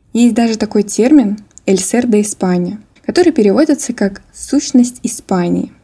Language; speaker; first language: Russian; native; Russian